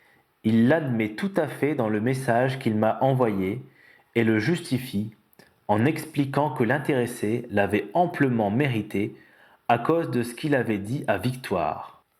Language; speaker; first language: French; native; French